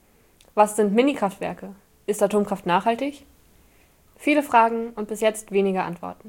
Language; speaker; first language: German; native; German